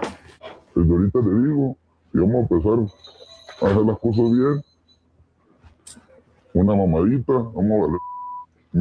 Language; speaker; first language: Spanish; native; Spanish